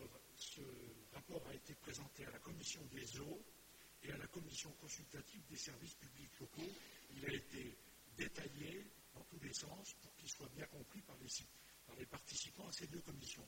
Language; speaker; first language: French; native; French